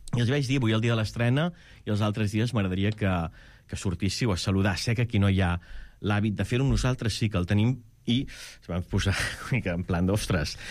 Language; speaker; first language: Catalan; native; Catalan